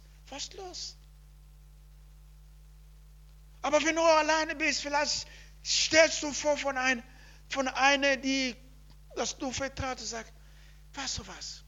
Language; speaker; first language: German; non-native, learner; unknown